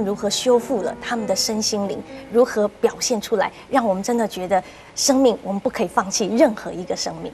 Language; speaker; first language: Chinese; native; Chinese